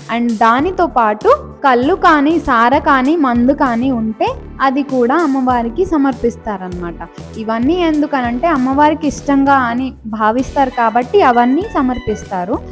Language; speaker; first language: Telugu; non-native, local second language; Lambadi